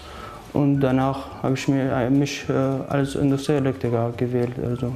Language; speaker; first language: German; non-native, learner; Arabic